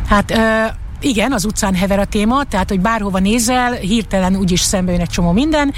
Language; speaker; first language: Hungarian; native; Hungarian